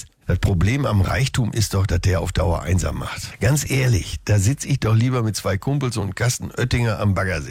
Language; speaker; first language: German; native; German